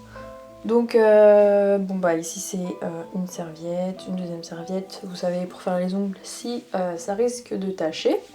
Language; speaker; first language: French; native; French